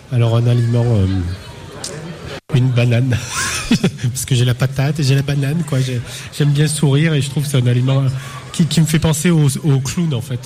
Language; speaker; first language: French; native; French